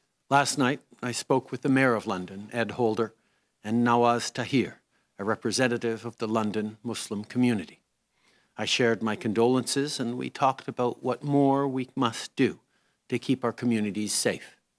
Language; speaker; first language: English; native; English